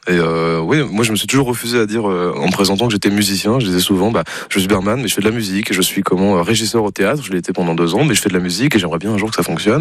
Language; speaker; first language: French; native; French